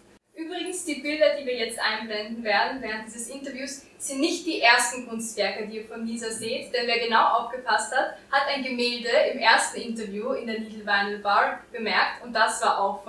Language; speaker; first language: German; native; German